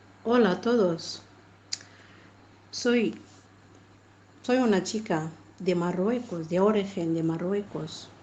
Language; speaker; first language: Spanish; non-native, fluent; Arabic